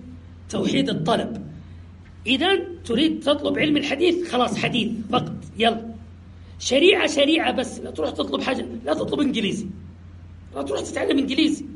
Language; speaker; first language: Arabic; native; Arabic